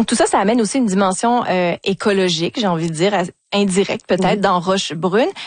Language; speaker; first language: French; native; French